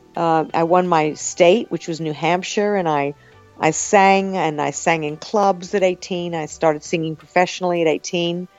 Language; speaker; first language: English; native; English